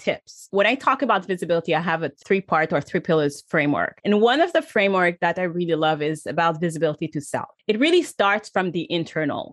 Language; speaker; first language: English; native; English